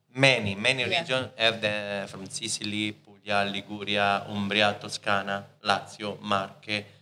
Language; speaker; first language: English; non-native, fluent; Italian